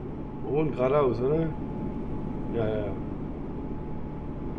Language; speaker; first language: German; non-native, learner; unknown